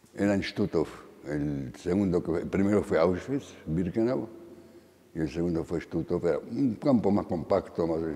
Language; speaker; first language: Spanish; early bilingual, other home language; Polish